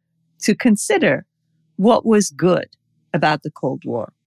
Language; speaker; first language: English; non-native, fluent; Persian